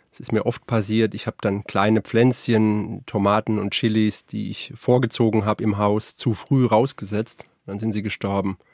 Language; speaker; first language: German; native; German